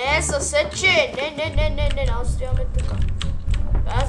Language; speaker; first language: Bulgarian; early bilingual, heritage; Bulgarian